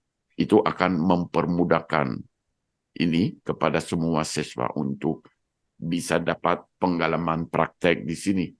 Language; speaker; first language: Indonesian; non-native, fluent; Dutch